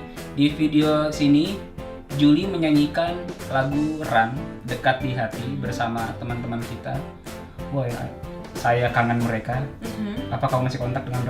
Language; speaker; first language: Indonesian; native; Indonesian